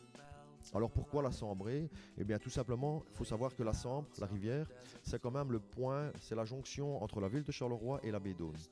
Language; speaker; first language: French; native; French